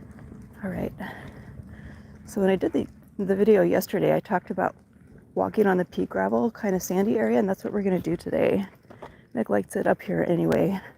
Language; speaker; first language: English; native; English